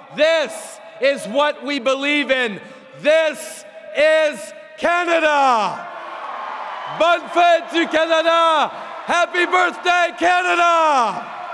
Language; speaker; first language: English; native; English